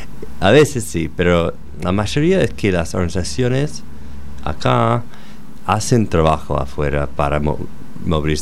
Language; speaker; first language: Spanish; non-native, fluent; English